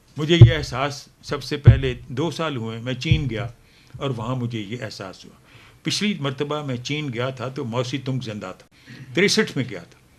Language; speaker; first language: Urdu; non-native, local second language; Punjabi